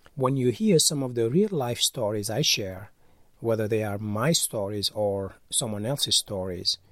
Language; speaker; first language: English; non-native, fluent; Wolof